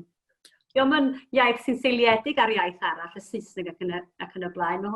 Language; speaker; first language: Welsh; native; Welsh